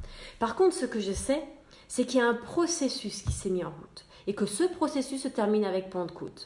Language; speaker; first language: French; native; French